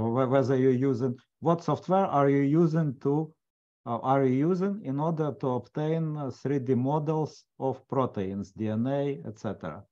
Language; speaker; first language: English; non-native, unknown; Ukrainian